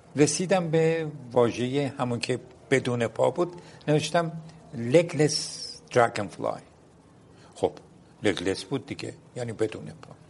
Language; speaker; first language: Persian; non-native, local second language; Azerbaijani